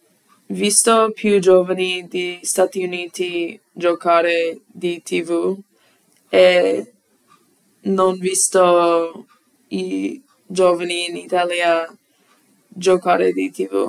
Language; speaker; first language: Italian; non-native, learner; English